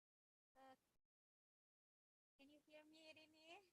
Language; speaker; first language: English; non-native, fluent; Indonesian